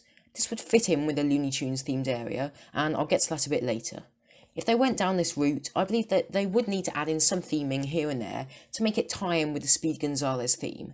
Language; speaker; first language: English; native; English